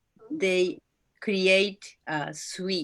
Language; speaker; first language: English; non-native, learner; Japanese